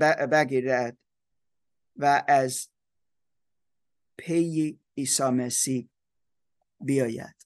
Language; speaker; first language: Persian; non-native, fluent; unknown